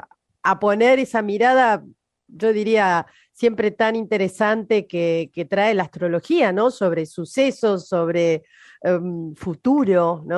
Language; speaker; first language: Spanish; native; Spanish